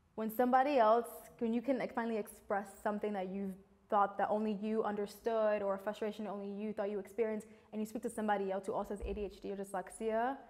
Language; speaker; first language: English; native; English